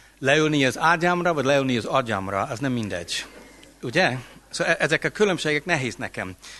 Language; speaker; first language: Hungarian; non-native, fluent; English